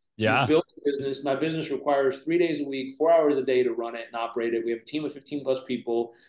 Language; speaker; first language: English; native; English